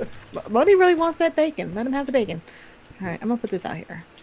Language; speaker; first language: English; native; English